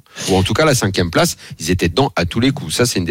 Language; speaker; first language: French; native; French